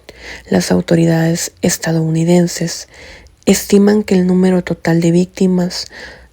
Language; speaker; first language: Spanish; native; Spanish